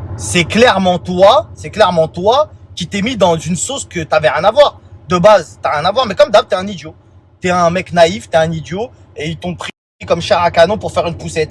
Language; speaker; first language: French; native; French